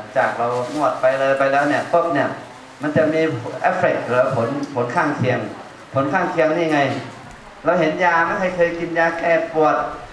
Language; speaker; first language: Thai; non-native, fluent; Chinese